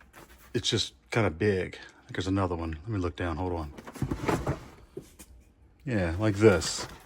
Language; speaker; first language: English; native; English